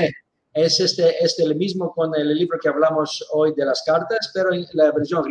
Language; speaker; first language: Spanish; non-native, fluent; Greek